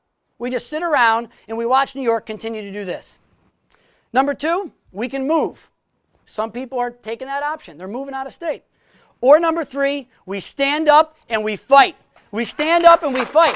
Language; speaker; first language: English; native; English